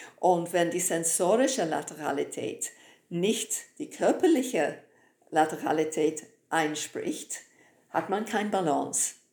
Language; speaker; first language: German; non-native, fluent; English